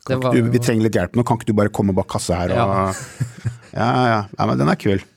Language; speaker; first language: Norwegian; native; Norwegian